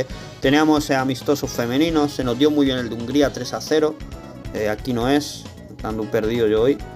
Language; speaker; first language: Spanish; native; Spanish